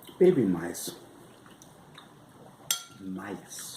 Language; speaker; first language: English; non-native, fluent; German